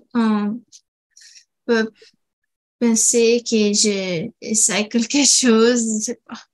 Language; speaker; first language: French; non-native, learner; Portuguese